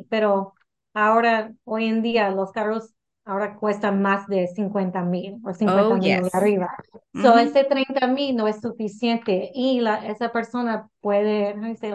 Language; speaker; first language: Spanish; early bilingual, heritage; English